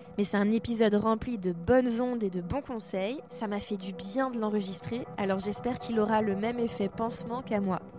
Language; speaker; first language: French; native; French